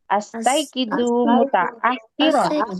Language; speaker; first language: Arabic; non-native, learner; Indonesian